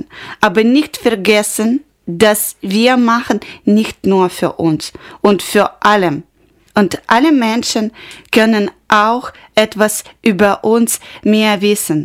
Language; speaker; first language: German; non-native, learner; Ukrainian